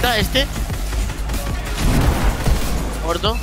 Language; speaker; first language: Spanish; native; Spanish